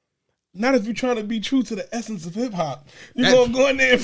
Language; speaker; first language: English; native; English